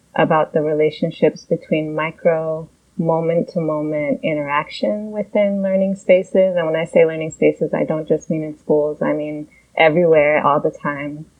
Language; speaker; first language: English; early bilingual, other home language; Persian